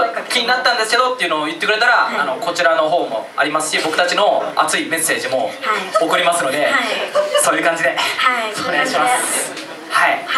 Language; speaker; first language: Japanese; native; Japanese